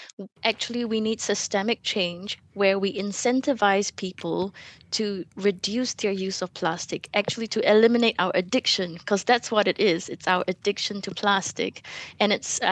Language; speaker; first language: English; non-native, local second language; Malay